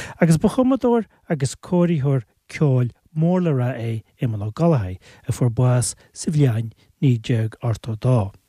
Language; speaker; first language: Irish; native; Irish